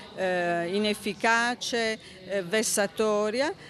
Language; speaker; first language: Italian; native; Italian